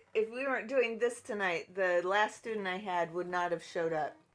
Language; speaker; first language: English; native; English